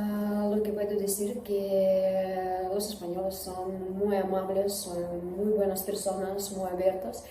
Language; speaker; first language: Spanish; non-native, learner; Russian